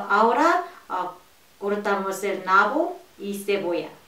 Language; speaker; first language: Spanish; non-native, learner; Korean